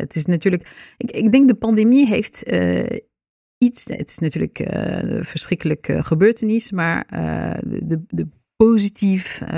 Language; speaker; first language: Dutch; non-native, fluent; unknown